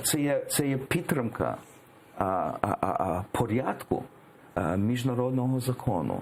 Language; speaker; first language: Ukrainian; early bilingual, heritage; English